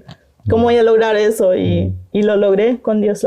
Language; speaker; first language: Spanish; non-native, local second language; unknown